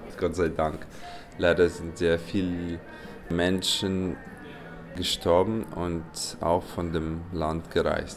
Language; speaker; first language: German; non-native, fluent; Ukrainian